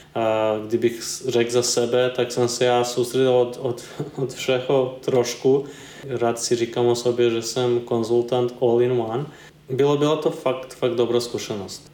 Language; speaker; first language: Czech; non-native, fluent; Serbian